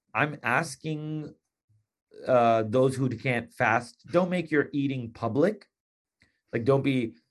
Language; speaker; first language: English; native; English